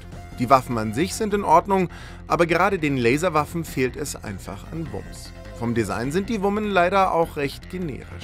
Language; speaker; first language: German; native; German